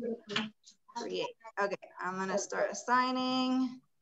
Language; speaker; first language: English; non-native, fluent; Spanish